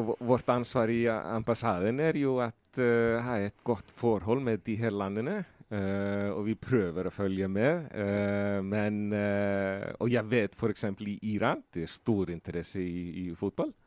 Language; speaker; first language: Norwegian; non-native, fluent; Icelandic